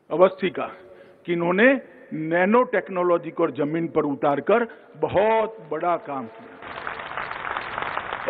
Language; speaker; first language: Hindi; non-native, local second language; Gujarati